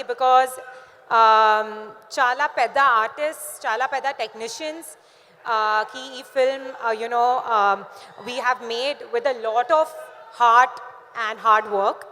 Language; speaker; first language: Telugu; non-native, learner; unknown